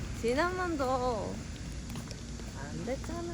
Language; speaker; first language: Korean; non-native, learner; Vietnamese